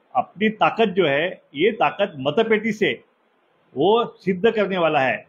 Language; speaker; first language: Hindi; non-native, local second language; Marathi